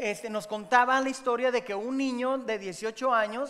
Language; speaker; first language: Spanish; native; Spanish